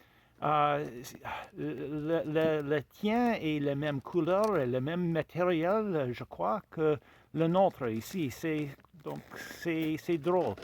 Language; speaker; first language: French; non-native, fluent; English